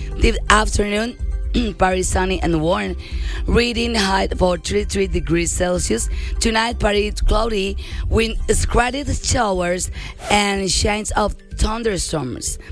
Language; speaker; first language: English; non-native, learner; Spanish